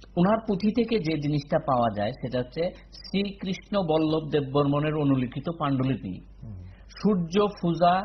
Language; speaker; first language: Bangla; native; Bangla